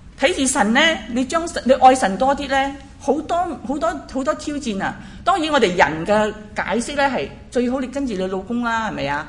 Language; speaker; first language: Chinese; native; Chinese